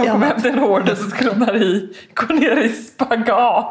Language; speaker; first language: Swedish; native; Swedish